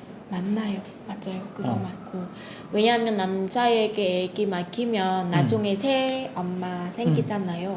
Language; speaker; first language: Korean; non-native, fluent; Vietnamese